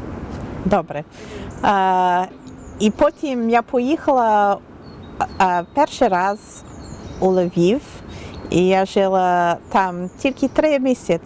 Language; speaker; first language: Ukrainian; non-native, learner; English